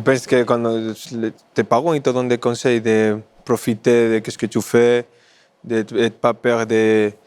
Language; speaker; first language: French; non-native, fluent; Spanish